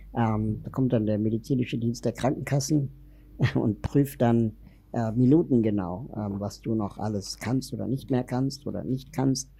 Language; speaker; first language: German; native; German